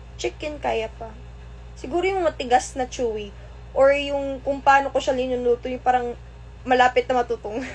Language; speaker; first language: Filipino; non-native, local second language; Cebuano